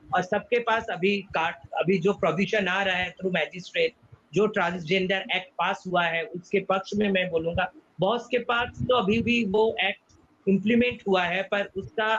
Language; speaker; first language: Hindi; non-native, local second language; Bangla